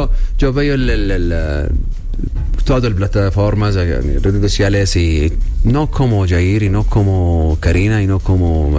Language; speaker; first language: Spanish; non-native, learner; Arabic